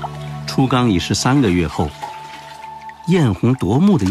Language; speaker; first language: Chinese; native; Chinese